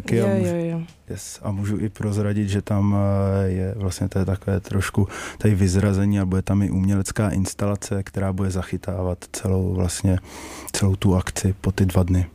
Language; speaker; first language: Czech; native; Czech